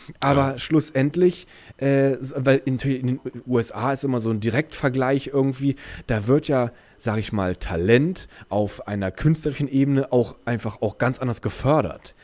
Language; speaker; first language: German; native; German